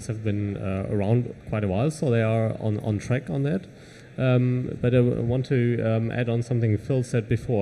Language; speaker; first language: English; non-native, fluent; German